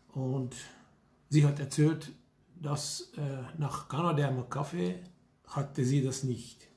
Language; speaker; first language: German; non-native, fluent; Hungarian